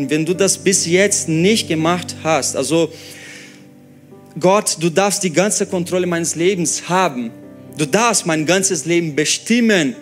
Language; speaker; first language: German; non-native, fluent; Portuguese